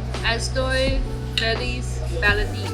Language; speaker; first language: Spanish; non-native, learner; Chinese